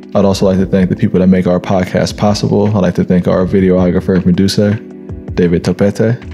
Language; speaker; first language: English; native; English